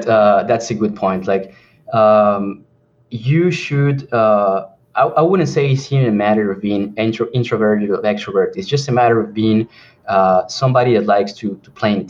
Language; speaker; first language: English; non-native, fluent; Spanish